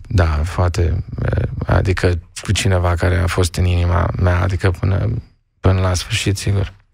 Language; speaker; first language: Romanian; early bilingual, heritage; Romanian